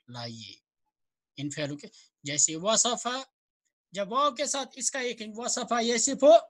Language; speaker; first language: Hindi; non-native, local second language; Kashmiri